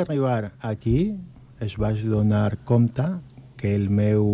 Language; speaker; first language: Catalan; non-native, learner; Spanish